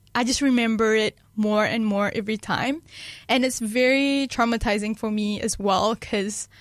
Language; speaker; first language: English; non-native, local second language; Malay